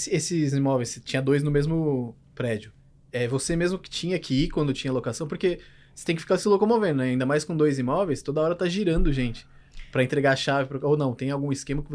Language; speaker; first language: Portuguese; native; Portuguese